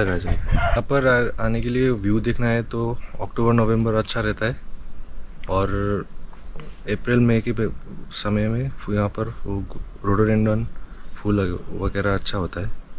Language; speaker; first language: Hindi; non-native, local second language; Nepali